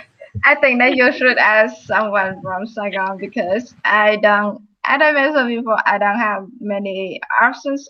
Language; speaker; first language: English; non-native, fluent; Vietnamese